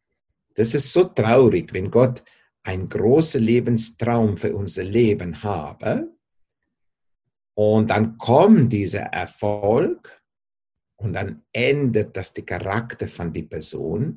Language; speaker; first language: German; non-native, fluent; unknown